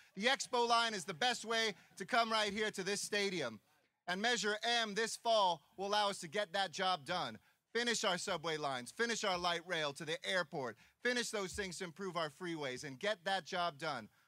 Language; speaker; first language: English; native; English